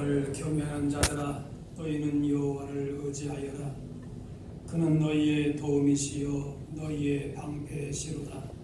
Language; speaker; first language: Korean; native; Korean